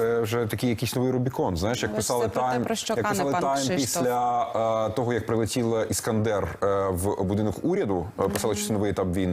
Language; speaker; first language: Ukrainian; native; Ukrainian